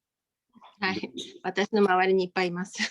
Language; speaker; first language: Japanese; non-native, fluent; Finnish